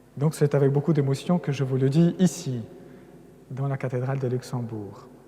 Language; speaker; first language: French; non-native, fluent; Russian